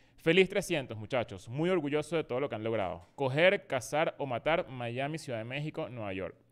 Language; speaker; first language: Spanish; native; Spanish